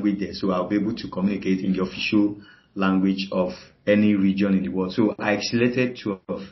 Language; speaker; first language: English; non-native, local second language; Yoruba